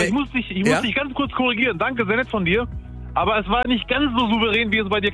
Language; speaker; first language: German; early bilingual, other home language; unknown